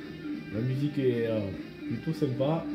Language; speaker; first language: French; native; French